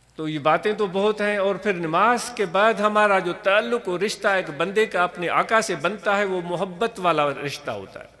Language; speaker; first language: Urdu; non-native, local second language; Sindhi